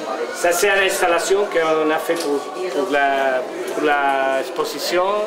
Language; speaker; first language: French; non-native, learner; Spanish